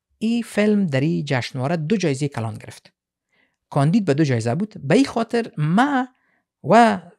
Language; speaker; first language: Persian; native; Persian